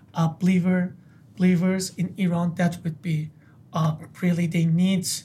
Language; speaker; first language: English; non-native, fluent; Persian